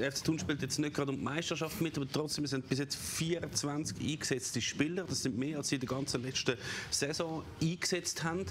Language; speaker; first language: German; native; German